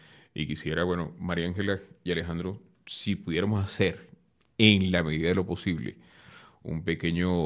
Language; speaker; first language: Spanish; native; Spanish